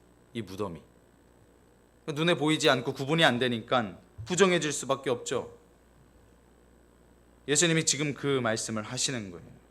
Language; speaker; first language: Korean; native; Korean